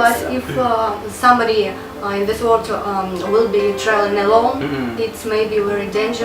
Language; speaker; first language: English; non-native, learner; Russian